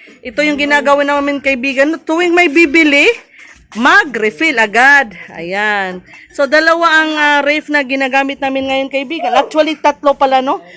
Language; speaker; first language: Filipino; non-native, local second language; Cebuano